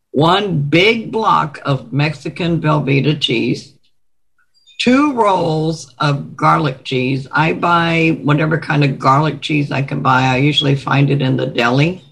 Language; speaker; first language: English; native; English